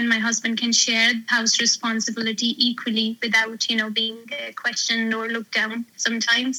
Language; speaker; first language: English; non-native, local second language; Hindi